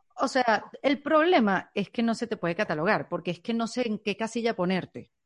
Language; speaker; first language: Spanish; native; Spanish